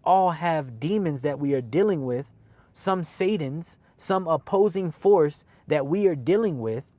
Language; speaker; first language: English; native; English